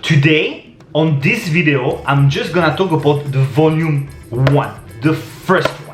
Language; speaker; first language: English; non-native, fluent; French